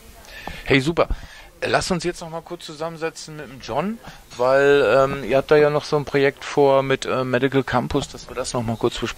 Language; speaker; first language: German; native; German